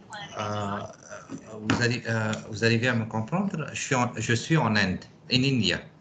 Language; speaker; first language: French; non-native, fluent; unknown